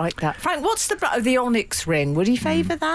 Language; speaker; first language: English; native; English